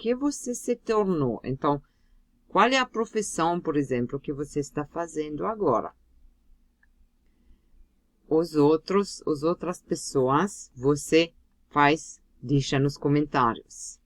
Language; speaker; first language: Portuguese; non-native, fluent; German